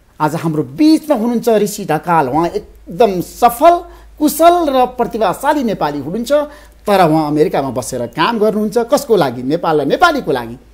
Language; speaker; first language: Nepali; native; Nepali